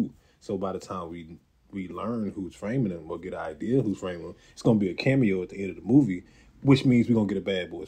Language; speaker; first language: English; native; English